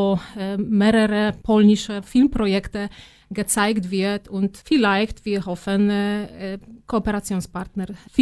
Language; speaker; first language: German; non-native, fluent; Polish